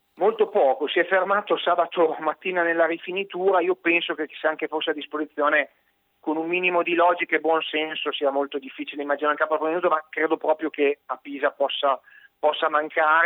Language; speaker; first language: Italian; native; Italian